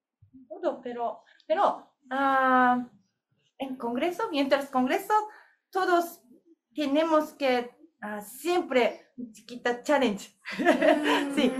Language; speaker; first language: Spanish; non-native, learner; Japanese